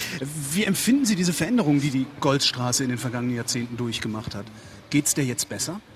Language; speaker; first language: German; native; German